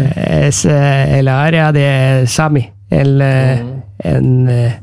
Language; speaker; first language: Spanish; non-native, learner; Norwegian